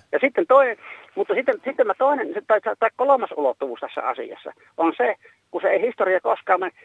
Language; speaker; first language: Finnish; native; Finnish